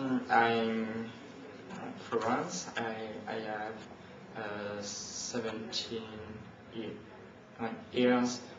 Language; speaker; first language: English; non-native, learner; French